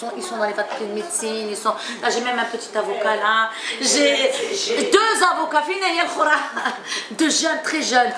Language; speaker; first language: French; non-native, local second language; Arabic